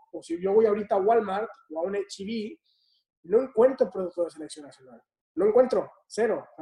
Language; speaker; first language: Spanish; native; Spanish